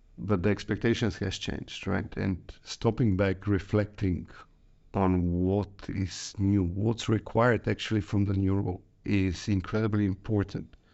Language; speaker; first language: English; non-native, fluent; Bulgarian